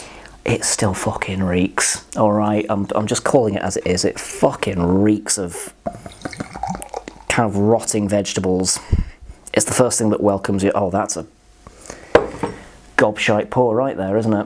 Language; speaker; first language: English; native; English